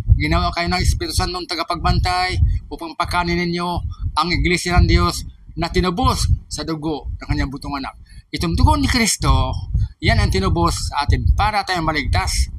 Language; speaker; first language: Filipino; non-native, local second language; Cebuano